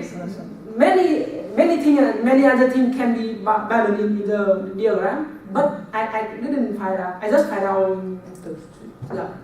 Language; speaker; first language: English; non-native, learner; Vietnamese